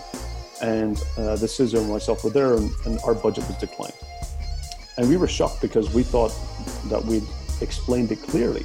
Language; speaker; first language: English; native; English